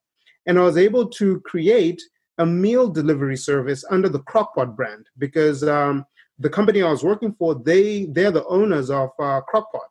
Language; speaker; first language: English; non-native, local second language; Shona